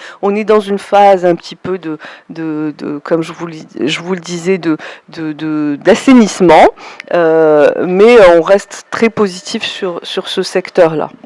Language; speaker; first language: French; non-native, local second language; Arabic